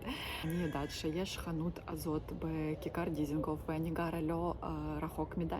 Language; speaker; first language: Hebrew; non-native, learner; Ukrainian